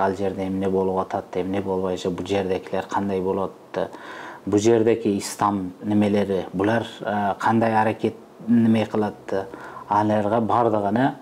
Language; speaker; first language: Kyrgyz; non-native, fluent; Uzbek